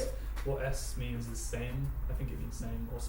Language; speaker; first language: English; native; English